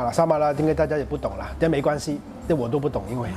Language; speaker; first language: Chinese; non-native, local second language; Cantonese